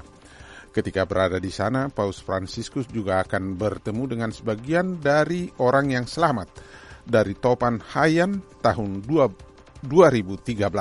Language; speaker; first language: Indonesian; native; Indonesian